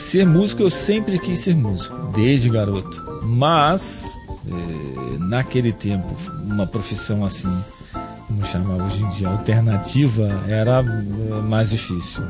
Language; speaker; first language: Portuguese; native; Portuguese